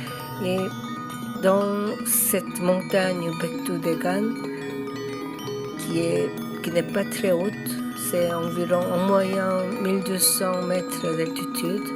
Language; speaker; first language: French; non-native, learner; Korean